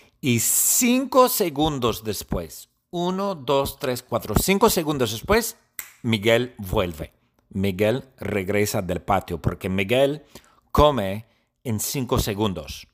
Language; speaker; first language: Spanish; non-native, learner; English